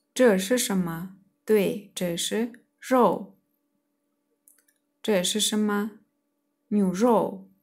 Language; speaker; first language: Chinese; non-native, fluent; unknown